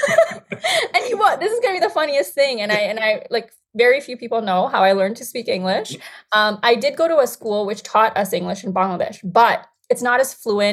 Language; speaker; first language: English; non-native, local second language; Bangla